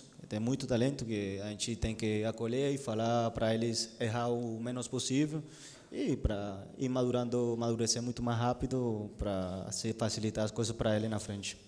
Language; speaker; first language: Portuguese; non-native, fluent; Spanish